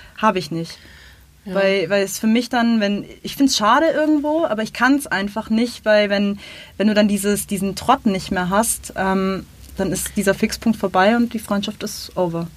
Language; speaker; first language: German; native; German